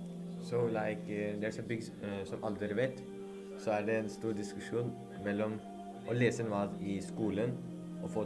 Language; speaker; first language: Norwegian; early bilingual, other home language; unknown